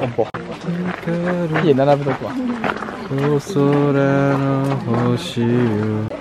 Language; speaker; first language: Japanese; native; Japanese